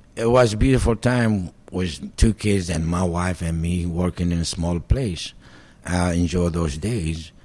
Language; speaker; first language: English; non-native, fluent; Arabic